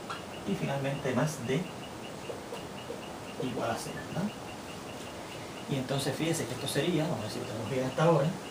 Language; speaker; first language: Spanish; native; Spanish